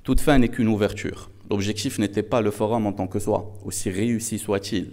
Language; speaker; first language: French; non-native, local second language; Arabic